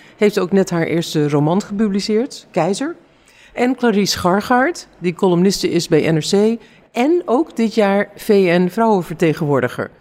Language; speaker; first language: Dutch; non-native, fluent; English